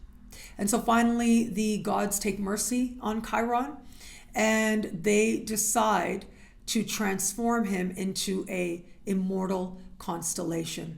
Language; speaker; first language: English; native; English